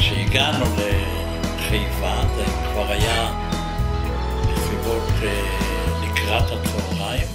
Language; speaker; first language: Hebrew; non-native, fluent; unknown